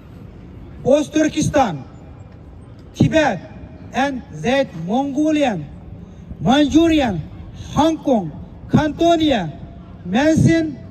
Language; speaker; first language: Dutch; non-native, fluent; Uyghur